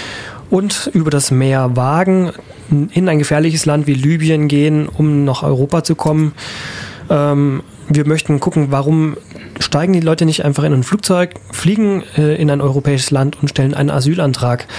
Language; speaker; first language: German; native; German